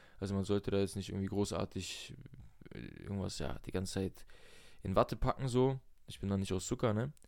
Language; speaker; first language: German; early bilingual, other home language; Russian